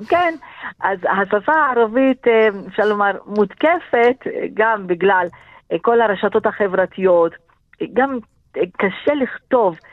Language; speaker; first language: Hebrew; non-native, local second language; Arabic